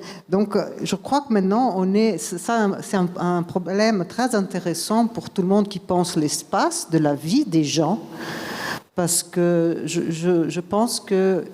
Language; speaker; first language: French; non-native, fluent; Portuguese